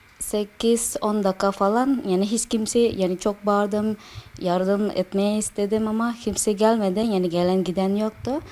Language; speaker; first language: Turkish; non-native, fluent; Indonesian